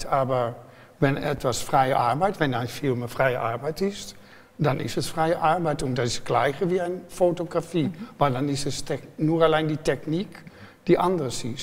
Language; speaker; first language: German; non-native, fluent; Dutch